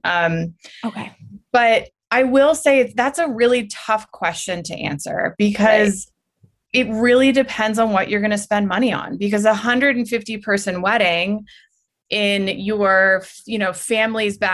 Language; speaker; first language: English; native; English